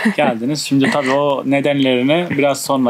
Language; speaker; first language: Turkish; native; Turkish